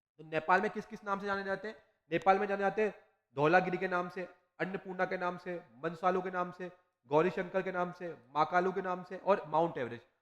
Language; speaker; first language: Hindi; native; Hindi